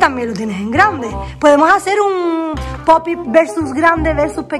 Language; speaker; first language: Spanish; native; Spanish